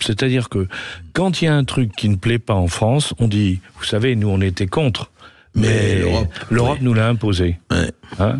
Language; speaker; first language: French; native; French